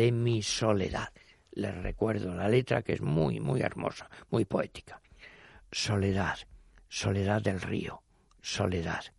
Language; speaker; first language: Spanish; native; Spanish